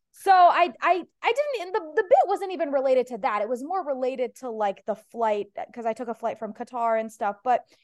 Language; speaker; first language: English; early bilingual, other home language; Persian